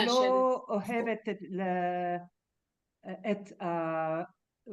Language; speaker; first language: Hebrew; non-native, learner; French